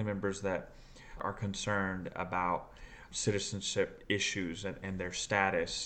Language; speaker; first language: English; native; English